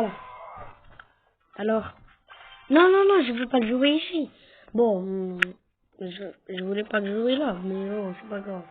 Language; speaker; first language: French; native; French